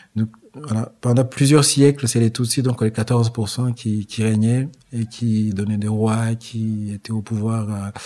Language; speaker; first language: French; non-native, local second language; Kinyarwanda